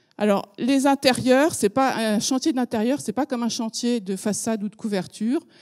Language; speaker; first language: French; native; French